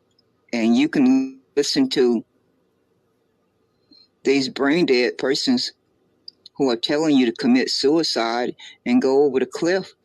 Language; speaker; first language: English; native; English